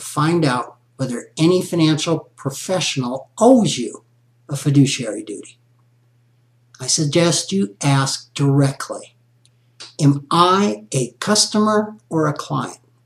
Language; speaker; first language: English; native; English